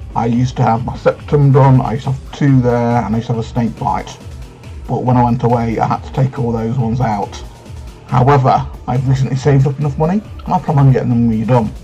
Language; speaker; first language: English; native; English